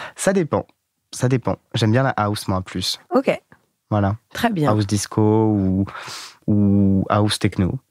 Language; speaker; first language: French; native; French